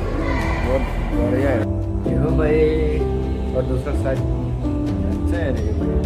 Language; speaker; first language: Hindi; non-native, local second language; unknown